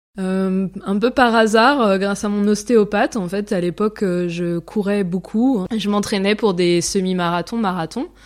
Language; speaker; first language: French; native; French